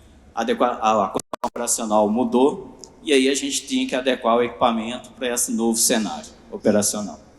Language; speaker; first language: Portuguese; native; Portuguese